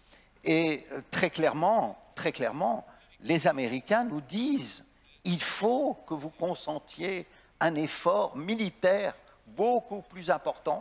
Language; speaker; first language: French; native; French